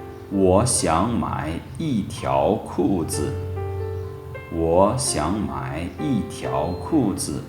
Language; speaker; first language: Chinese; non-native, fluent; Lao